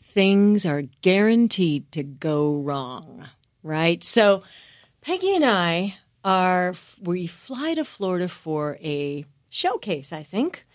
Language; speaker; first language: English; native; English